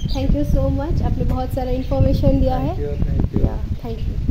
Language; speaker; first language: Hindi; non-native, local second language; Bangla